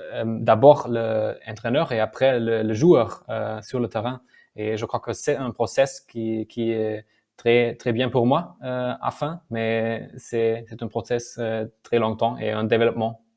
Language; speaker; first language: French; non-native, learner; German